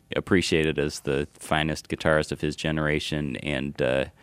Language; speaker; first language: English; native; English